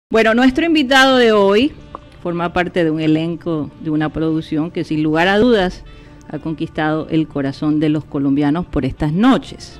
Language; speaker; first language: Spanish; native; Spanish